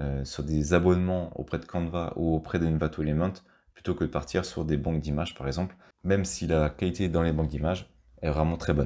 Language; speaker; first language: French; native; French